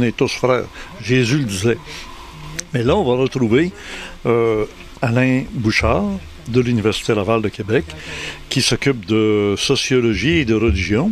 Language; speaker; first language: French; native; French